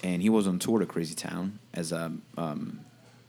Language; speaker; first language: English; non-native, fluent; Italian